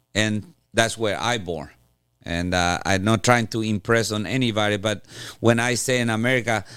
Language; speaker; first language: English; non-native, fluent; Spanish